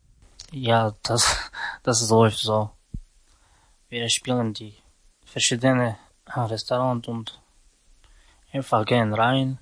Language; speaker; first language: German; non-native, learner; Romany